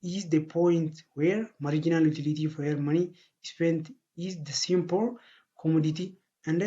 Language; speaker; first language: English; non-native, local second language; Amharic